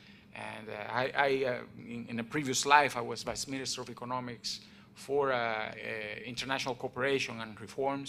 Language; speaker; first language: English; non-native, fluent; Spanish